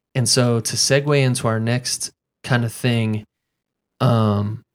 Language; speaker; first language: English; native; English